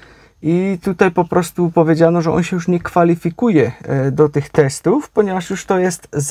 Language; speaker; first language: Polish; native; Polish